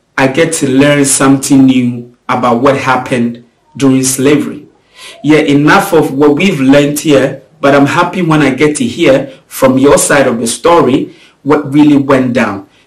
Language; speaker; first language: English; non-native, local second language; Akan